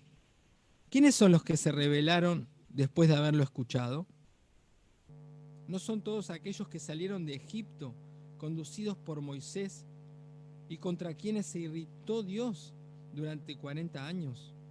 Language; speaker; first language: Spanish; native; Spanish